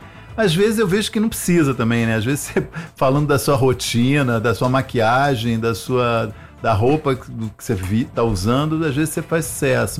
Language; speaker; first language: Portuguese; native; Portuguese